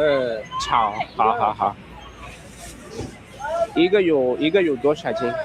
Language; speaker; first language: Chinese; non-native, learner; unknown